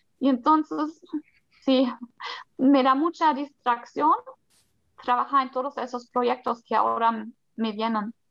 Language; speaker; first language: Spanish; non-native, fluent; German